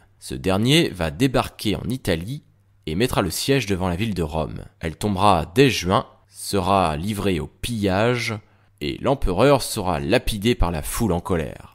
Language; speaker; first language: French; native; French